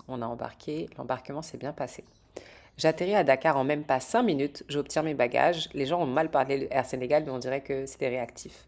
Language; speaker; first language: French; native; French